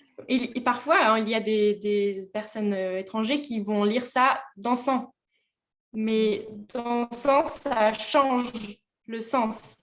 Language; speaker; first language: French; non-native, learner; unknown